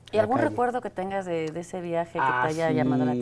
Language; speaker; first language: Spanish; native; Spanish